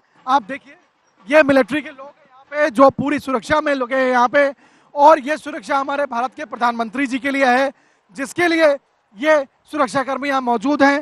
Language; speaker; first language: Hindi; native; Hindi